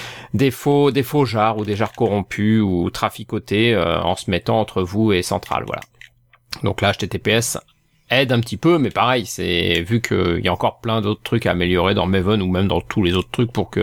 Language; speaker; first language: French; native; French